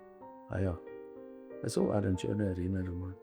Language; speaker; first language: German; early bilingual, other home language; Italian